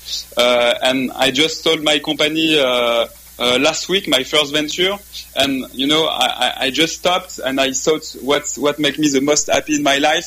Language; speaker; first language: English; non-native, fluent; French